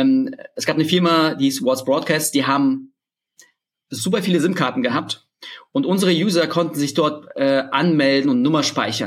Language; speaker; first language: German; early bilingual, other home language; Russian